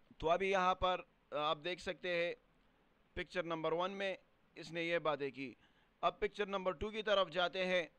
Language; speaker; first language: Urdu; non-native, local second language; Punjabi